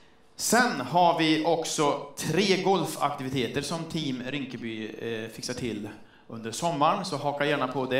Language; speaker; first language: Swedish; native; Swedish